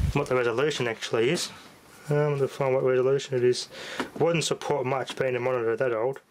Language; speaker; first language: English; native; English